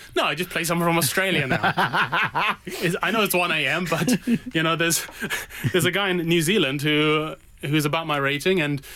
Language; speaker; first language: English; native; English